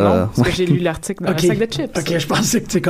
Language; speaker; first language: French; native; French